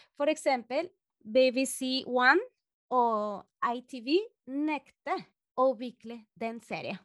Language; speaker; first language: Norwegian; non-native, fluent; Spanish